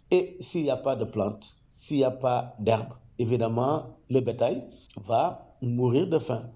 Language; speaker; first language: French; non-native, local second language; Wolof